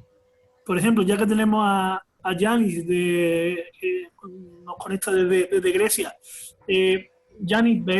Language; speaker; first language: Spanish; native; Spanish